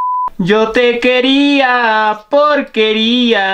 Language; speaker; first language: Spanish; native; Spanish